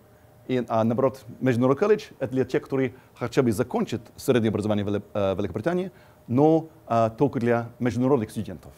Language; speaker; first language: Russian; non-native, fluent; English